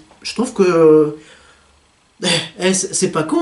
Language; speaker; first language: French; native; French